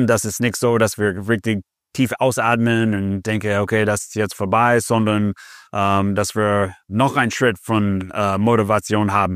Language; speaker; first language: German; non-native, fluent; English